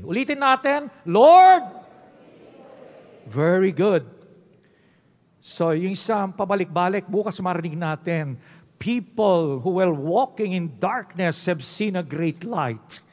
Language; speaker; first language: English; non-native, local second language; Filipino